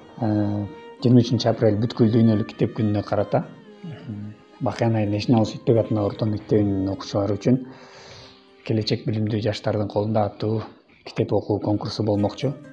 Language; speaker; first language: Kyrgyz; native; Kyrgyz